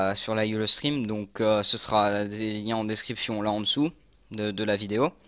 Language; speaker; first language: French; native; French